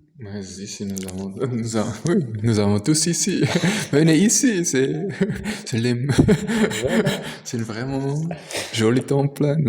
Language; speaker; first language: French; non-native, local second language; German